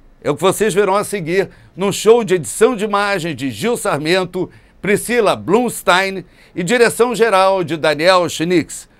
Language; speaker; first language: Portuguese; native; Portuguese